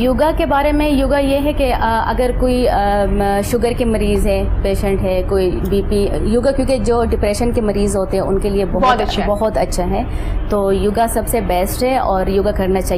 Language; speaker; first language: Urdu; non-native, local second language; Pashto